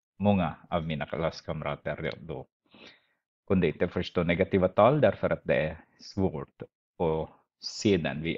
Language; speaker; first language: Swedish; non-native, fluent; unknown